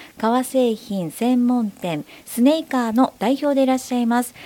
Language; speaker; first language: Japanese; native; Japanese